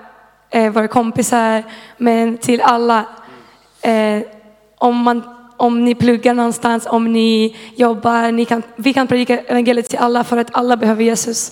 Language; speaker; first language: Swedish; non-native, fluent; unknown